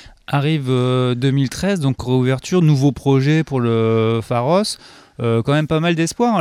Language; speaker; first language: French; native; French